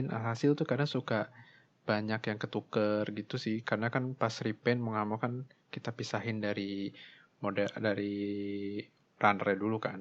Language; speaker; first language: Indonesian; native; Indonesian